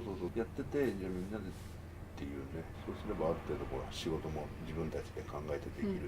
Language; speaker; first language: Japanese; native; Japanese